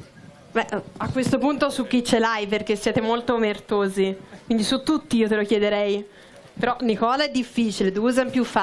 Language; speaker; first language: Italian; native; Italian